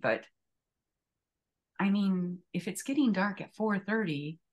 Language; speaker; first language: English; native; English